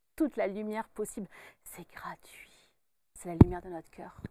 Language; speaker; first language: French; native; French